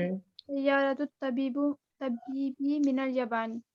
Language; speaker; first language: Arabic; non-native, learner; Urdu